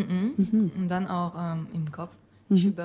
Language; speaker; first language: German; non-native, fluent; English